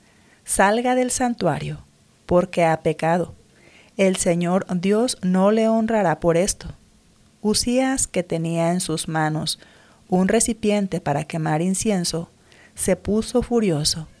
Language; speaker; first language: Spanish; native; Spanish